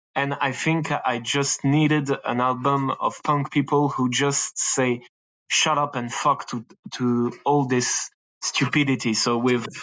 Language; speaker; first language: English; non-native, fluent; French